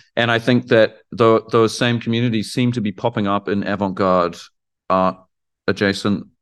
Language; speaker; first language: English; native; English